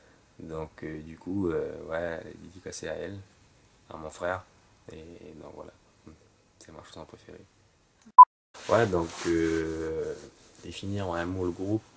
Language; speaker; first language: French; native; French